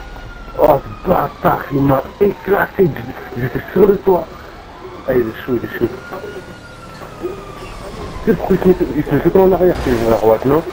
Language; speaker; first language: French; native; French